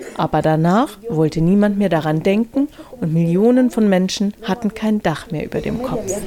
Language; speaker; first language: German; non-native, fluent; Spanish